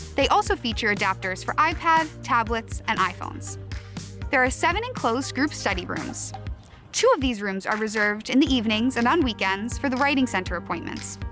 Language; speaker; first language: English; native; English